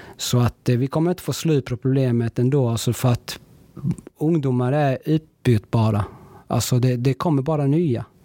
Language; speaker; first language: Swedish; early bilingual, other home language; Spanish